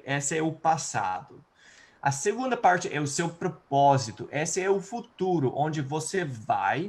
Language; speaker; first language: Portuguese; non-native, fluent; English